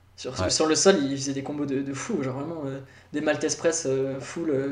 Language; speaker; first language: French; native; French